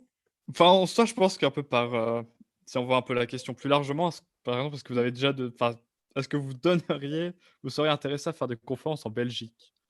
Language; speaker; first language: French; native; French